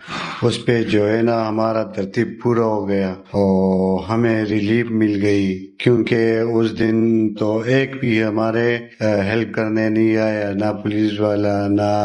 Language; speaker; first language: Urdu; non-native, local second language; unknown